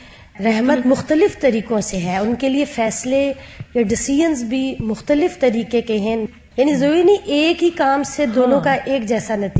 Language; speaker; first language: Urdu; native; Urdu